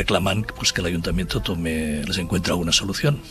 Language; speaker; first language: Spanish; native; Spanish